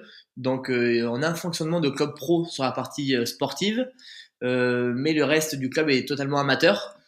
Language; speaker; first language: French; native; French